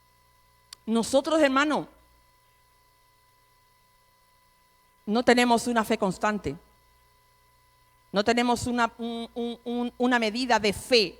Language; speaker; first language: Spanish; native; Spanish